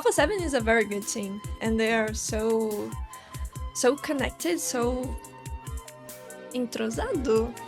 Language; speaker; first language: English; non-native, fluent; Portuguese